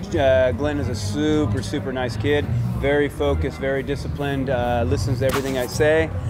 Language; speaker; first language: English; native; English